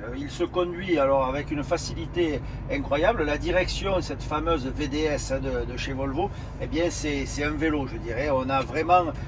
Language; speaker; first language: French; native; French